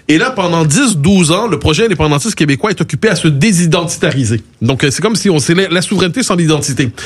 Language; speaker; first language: French; native; French